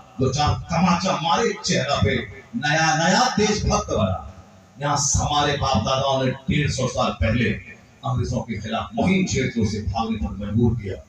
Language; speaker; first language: Urdu; native; Urdu